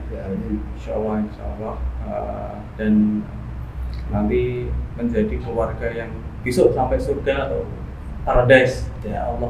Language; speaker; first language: Indonesian; native; Indonesian